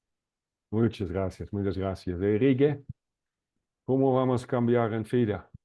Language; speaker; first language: Spanish; non-native, fluent; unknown